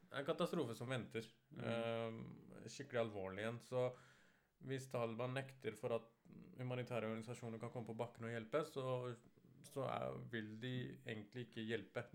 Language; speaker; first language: Norwegian; early bilingual, other home language; Urdu